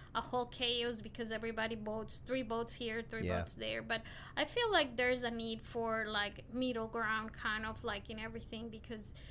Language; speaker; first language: English; non-native, fluent; Spanish